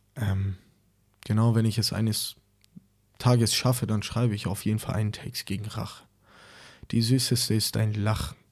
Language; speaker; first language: German; non-native, fluent; Persian